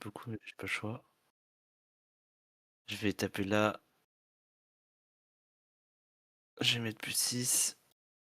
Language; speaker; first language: French; native; French